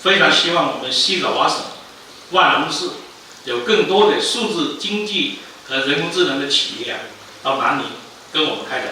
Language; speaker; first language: Chinese; native; Chinese